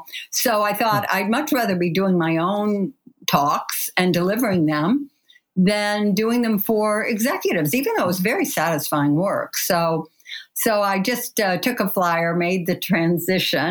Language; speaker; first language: English; native; English